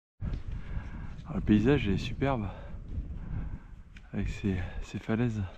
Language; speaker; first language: French; native; French